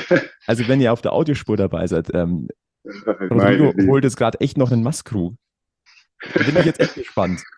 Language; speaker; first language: German; native; German